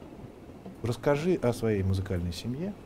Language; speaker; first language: Russian; native; Russian